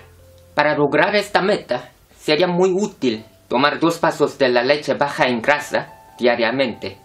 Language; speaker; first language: Spanish; non-native, fluent; Korean